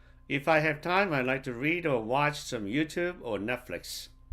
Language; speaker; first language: English; non-native, fluent; Korean